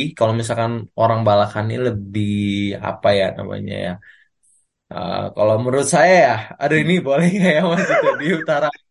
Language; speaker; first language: Indonesian; native; Indonesian